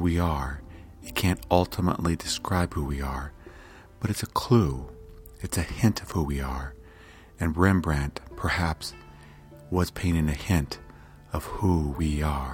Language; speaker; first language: English; native; English